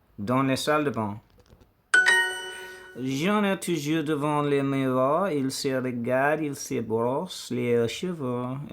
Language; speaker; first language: French; non-native, learner; English